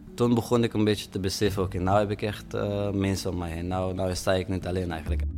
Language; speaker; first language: Dutch; non-native, fluent; Persian